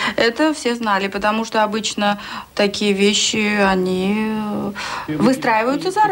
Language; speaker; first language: Russian; native; Russian